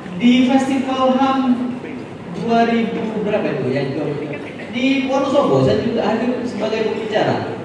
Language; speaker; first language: Indonesian; non-native, local second language; Madurese